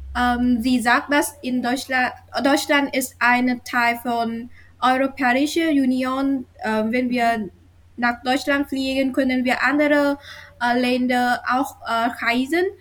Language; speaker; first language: German; non-native, learner; Vietnamese